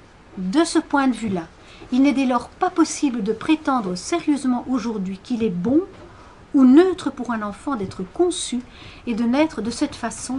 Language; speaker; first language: French; native; French